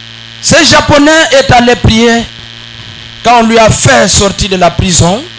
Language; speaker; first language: French; non-native, local second language; Lingala